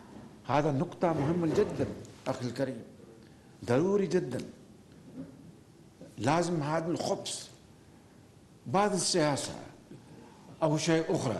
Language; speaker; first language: Arabic; non-native, learner; Urdu